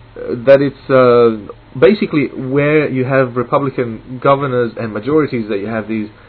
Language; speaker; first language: English; non-native, fluent; Italian